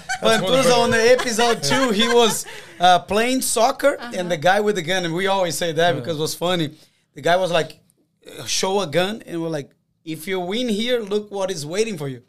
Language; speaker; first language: English; non-native, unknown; Portuguese